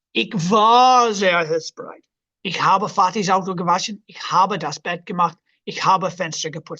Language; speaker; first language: German; non-native, fluent; English